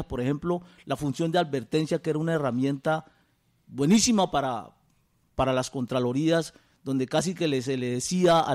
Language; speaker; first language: Spanish; native; Spanish